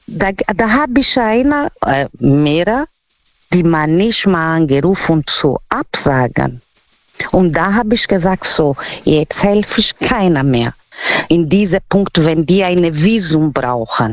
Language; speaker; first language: German; non-native, learner; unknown